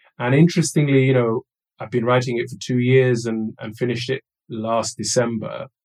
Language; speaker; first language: English; early bilingual, other home language; Somali